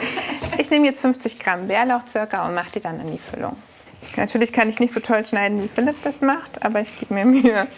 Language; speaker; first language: German; native; German